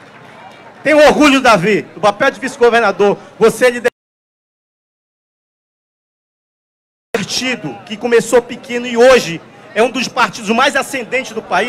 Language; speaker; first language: Portuguese; native; Portuguese